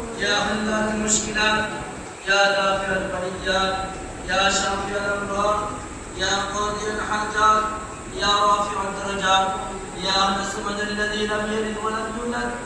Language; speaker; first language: Arabic; non-native, learner; Bangla